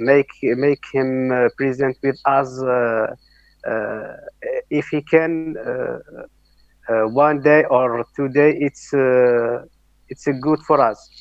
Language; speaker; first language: English; non-native, learner; Arabic